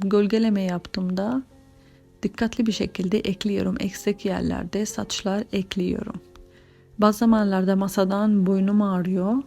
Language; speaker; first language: Turkish; non-native, fluent; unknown